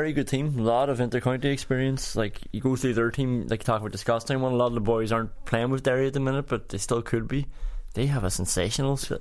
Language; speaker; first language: English; native; English